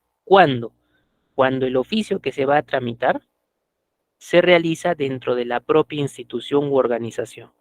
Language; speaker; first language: Spanish; native; Spanish